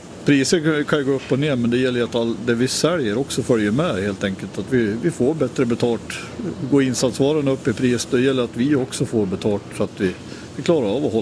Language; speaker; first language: Swedish; native; Swedish